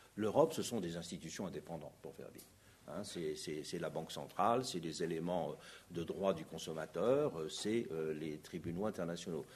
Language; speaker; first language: French; native; French